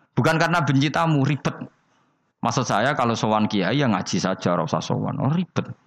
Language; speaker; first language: Indonesian; non-native, local second language; Javanese